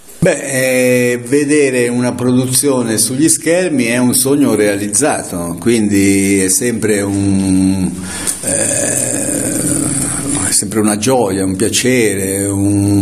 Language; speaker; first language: Italian; native; Italian